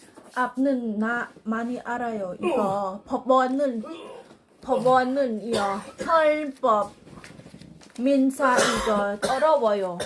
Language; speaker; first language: Korean; non-native, learner; Thai